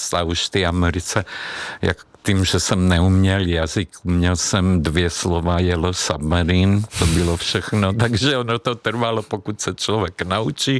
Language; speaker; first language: Czech; non-native, fluent; Hungarian